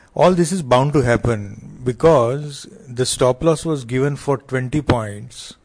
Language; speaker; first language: English; non-native, local second language; Hindi